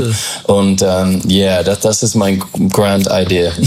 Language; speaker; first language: German; non-native, learner; English